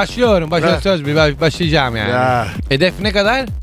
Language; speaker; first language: Turkish; non-native, learner; Italian